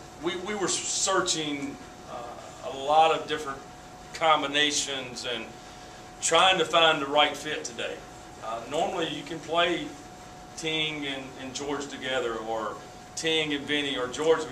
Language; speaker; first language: English; native; English